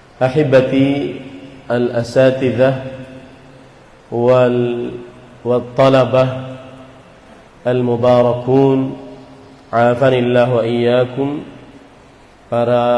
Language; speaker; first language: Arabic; non-native, fluent; Indonesian